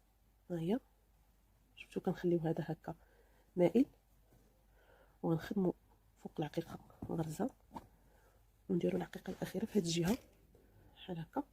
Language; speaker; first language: Arabic; native; Arabic